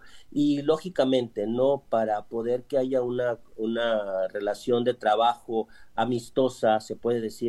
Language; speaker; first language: Spanish; native; Spanish